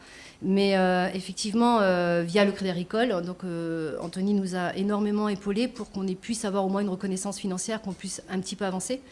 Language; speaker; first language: French; native; French